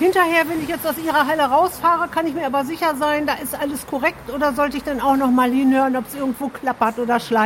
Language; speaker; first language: German; native; German